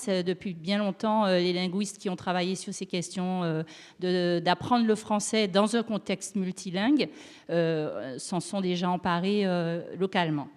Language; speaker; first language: French; native; French